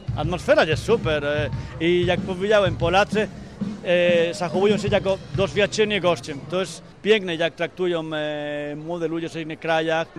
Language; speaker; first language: Polish; non-native, fluent; Spanish